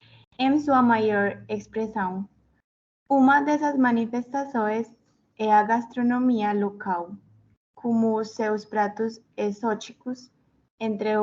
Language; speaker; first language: Portuguese; non-native, learner; Spanish